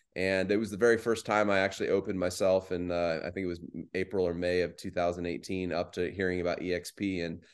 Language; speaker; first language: English; native; English